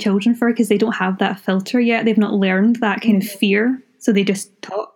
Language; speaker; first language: English; native; English